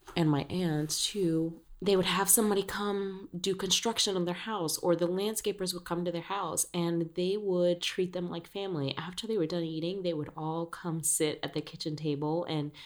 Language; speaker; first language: English; early bilingual, other home language; Spanish